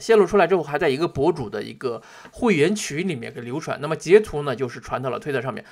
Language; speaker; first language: Chinese; native; Chinese